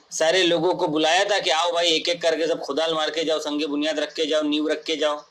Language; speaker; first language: Urdu; native; Urdu